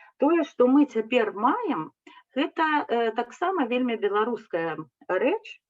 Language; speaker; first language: Belarusian; native; Belarusian